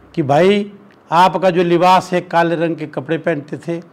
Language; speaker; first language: Hindi; native; Hindi